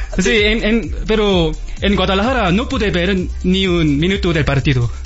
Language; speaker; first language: Spanish; non-native, learner; Korean